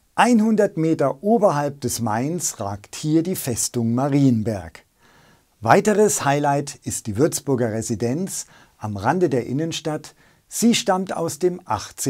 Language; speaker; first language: German; native; German